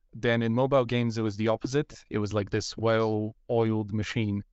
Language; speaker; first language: English; non-native, fluent; Bulgarian